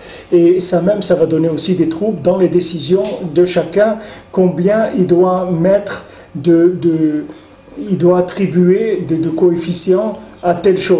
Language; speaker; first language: French; native; French